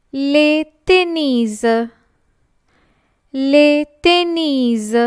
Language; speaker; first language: French; non-native, fluent; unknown